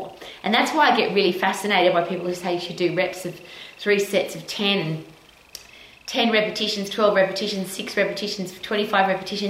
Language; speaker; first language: English; native; English